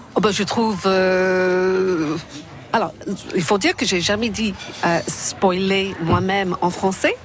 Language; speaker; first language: French; non-native, fluent; English